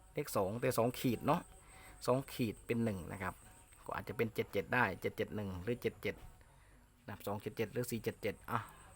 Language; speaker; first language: Thai; native; Thai